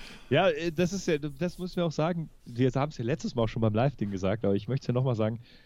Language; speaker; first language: German; native; German